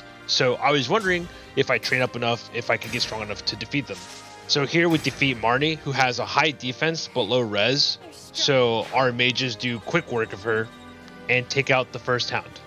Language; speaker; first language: English; native; English